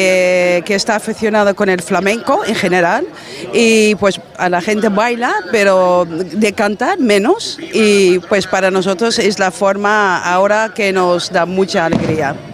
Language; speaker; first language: Spanish; non-native, fluent; Dutch